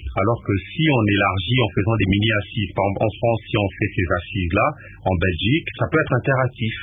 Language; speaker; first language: French; non-native, local second language; Lingala